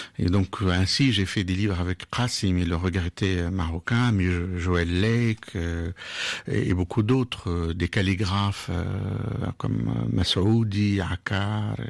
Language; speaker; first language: French; non-native, local second language; Arabic